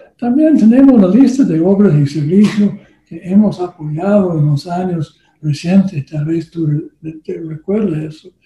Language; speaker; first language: Spanish; non-native, learner; English